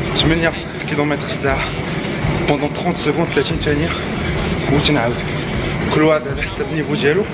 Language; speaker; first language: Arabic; native; Arabic